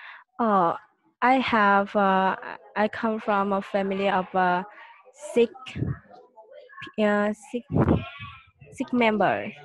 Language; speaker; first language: English; non-native, learner; Vietnamese